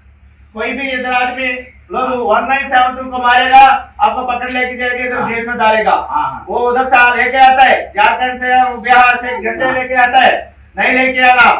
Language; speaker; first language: Hindi; non-native, local second language; Telugu